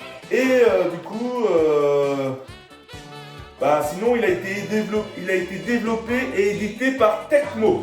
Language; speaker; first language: French; native; French